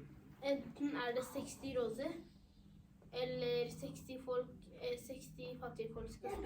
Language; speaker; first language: Norwegian; early bilingual, other home language; Urdu